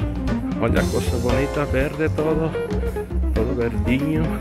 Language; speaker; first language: Spanish; non-native, fluent; Portuguese